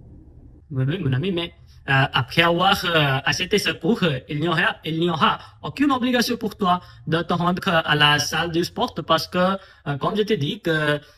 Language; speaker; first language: French; non-native, fluent; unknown